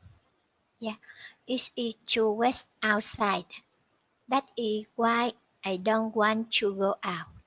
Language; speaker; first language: English; non-native, learner; Vietnamese